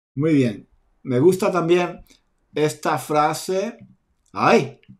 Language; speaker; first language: Spanish; native; Spanish